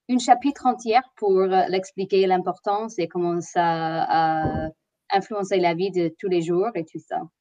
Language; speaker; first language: French; non-native, fluent; English